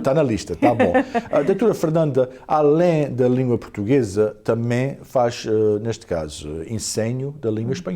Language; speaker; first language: Portuguese; early bilingual, heritage; Portuguese